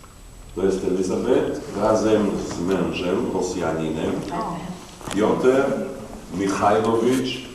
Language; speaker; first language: Polish; non-native, fluent; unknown